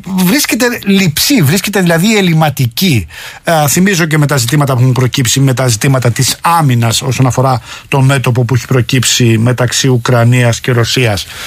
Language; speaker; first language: Greek; native; Greek